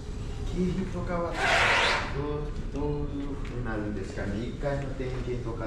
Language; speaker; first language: Japanese; non-native, fluent; Nepali